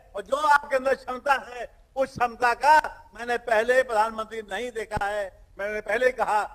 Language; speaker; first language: Hindi; native; Hindi